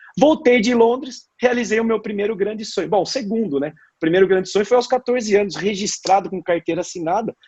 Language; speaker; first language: Portuguese; native; Portuguese